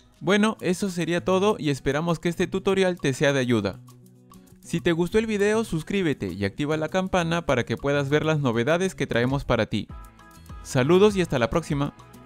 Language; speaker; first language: Spanish; native; Spanish